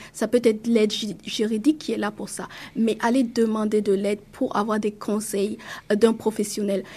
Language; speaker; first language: French; non-native, local second language; Mossi